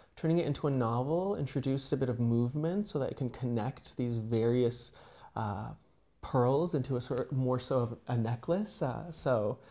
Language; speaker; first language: English; native; English